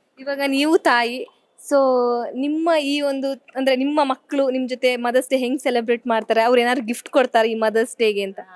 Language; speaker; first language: Kannada; native; Kannada